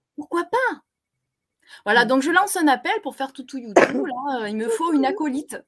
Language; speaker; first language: French; native; French